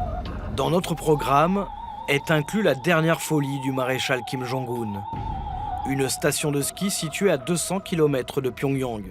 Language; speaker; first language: French; native; French